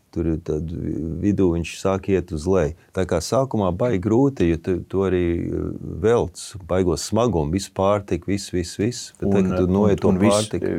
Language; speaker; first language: Latvian; early bilingual, heritage; Latvian